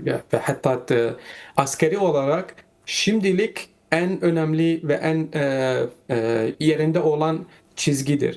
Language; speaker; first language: Turkish; non-native, fluent; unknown